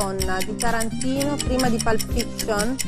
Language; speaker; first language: Italian; native; Italian